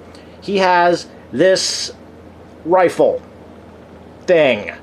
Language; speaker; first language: English; native; English